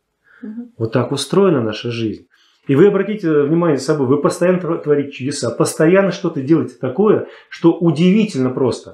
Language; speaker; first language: Russian; native; Russian